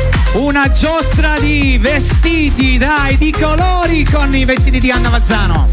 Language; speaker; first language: Italian; native; Italian